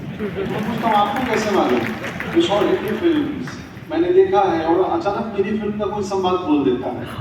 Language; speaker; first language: Hindi; native; Hindi